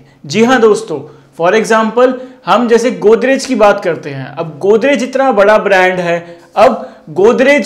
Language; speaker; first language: Hindi; native; Hindi